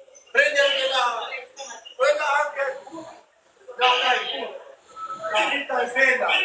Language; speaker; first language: Italian; non-native, learner; Albanian